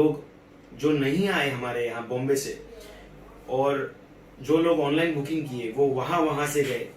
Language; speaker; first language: Hindi; native; Hindi